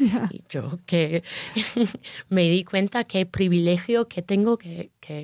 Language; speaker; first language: Spanish; non-native, fluent; English